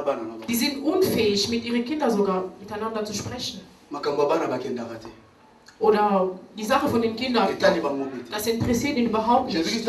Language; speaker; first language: German; non-native, learner; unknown